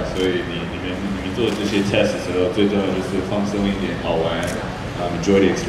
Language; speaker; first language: Chinese; early bilingual, heritage; English